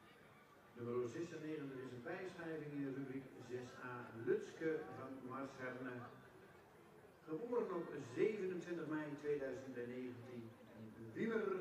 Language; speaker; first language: Dutch; native; Dutch